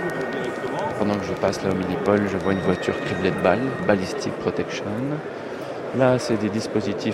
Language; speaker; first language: French; native; French